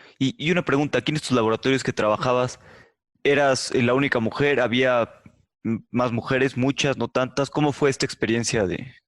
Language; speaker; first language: Spanish; native; Spanish